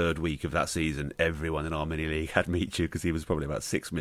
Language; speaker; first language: English; native; English